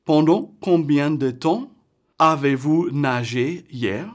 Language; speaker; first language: French; non-native, fluent; English